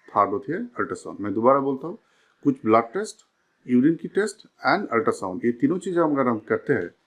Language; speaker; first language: Hindi; non-native, local second language; Bangla